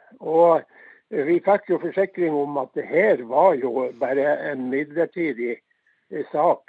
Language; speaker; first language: Norwegian; native; Norwegian